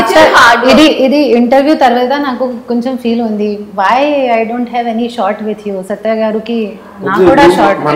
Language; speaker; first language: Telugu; non-native, learner; Hindi